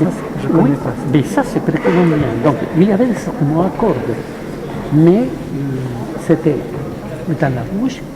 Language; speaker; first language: French; non-native, fluent; Spanish